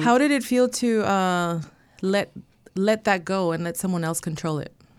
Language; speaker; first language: English; early bilingual, other home language; Spanish